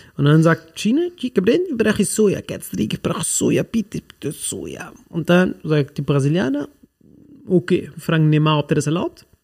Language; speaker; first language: German; non-native, fluent; Spanish